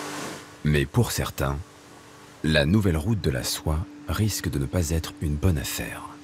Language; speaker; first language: French; native; French